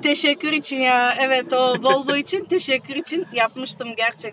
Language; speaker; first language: Turkish; early bilingual, heritage; Turkish